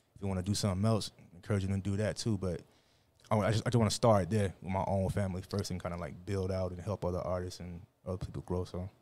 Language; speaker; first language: English; native; English